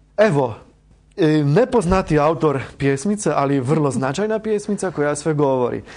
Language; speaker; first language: Croatian; non-native, fluent; Polish